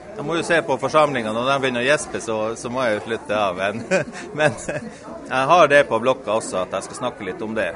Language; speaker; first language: Norwegian; native; Norwegian